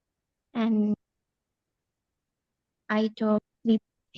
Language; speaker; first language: English; non-native, learner; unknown